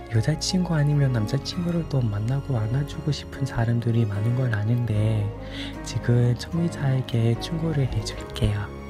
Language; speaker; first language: Korean; non-native, learner; English